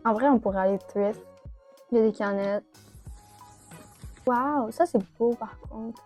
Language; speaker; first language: French; native; French